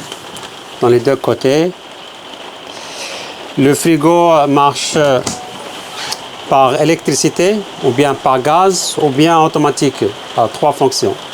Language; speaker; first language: French; non-native, fluent; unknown